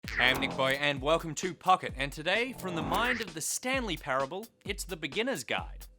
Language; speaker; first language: English; native; English